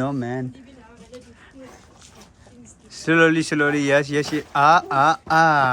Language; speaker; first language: English; non-native, learner; Hindi